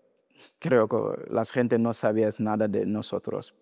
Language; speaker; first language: Spanish; non-native, learner; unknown